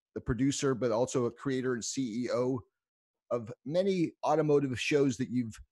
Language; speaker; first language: English; native; English